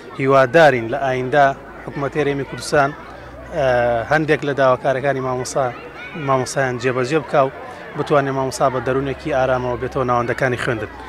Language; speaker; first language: Central Kurdish; native; Central Kurdish